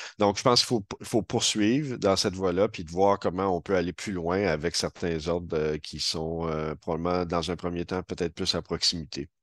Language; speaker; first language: French; native; French